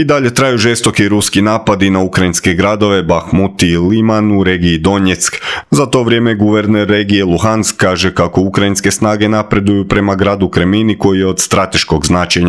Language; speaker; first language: Croatian; native; Croatian